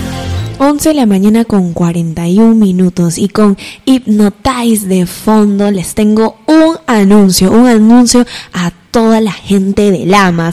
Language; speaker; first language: Spanish; native; Spanish